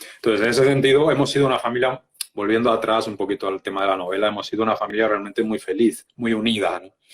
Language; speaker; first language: Spanish; native; Spanish